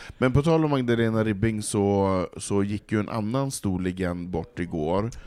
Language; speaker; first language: Swedish; native; Swedish